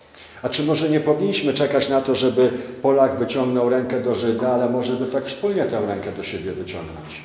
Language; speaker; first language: Polish; native; Polish